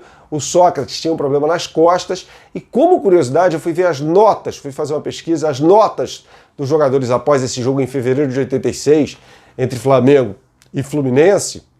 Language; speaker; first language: Portuguese; native; Portuguese